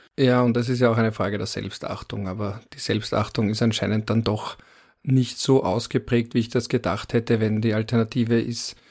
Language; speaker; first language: German; native; German